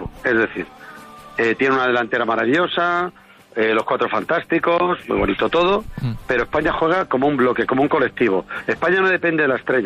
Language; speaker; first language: Spanish; native; Spanish